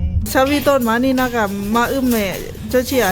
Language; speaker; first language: Korean; non-native, learner; Lao